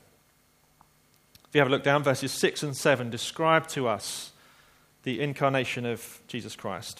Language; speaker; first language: English; native; English